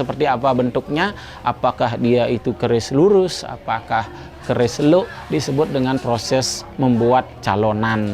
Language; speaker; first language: Indonesian; native; Indonesian